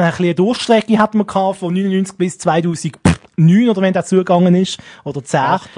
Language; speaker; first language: German; native; German